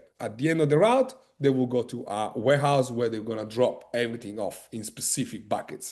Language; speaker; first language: English; non-native, fluent; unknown